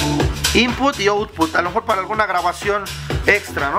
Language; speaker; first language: Spanish; native; Spanish